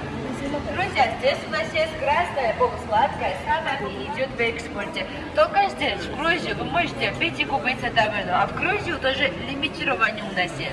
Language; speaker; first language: Russian; non-native, fluent; Georgian